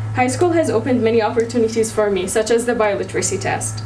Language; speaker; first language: English; early bilingual, other home language; Arabic